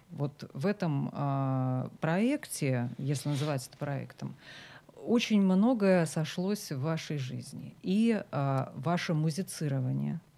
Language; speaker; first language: Russian; native; Russian